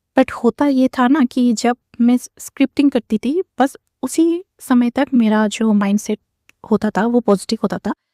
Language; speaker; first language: Hindi; non-native, local second language; Bangla